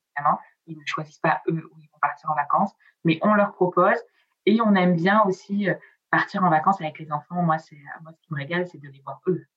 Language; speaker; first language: French; early bilingual, other home language; Italian